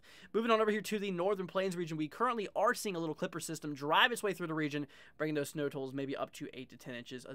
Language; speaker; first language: English; native; English